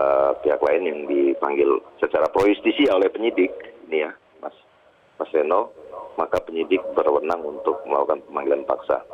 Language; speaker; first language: Indonesian; native; Indonesian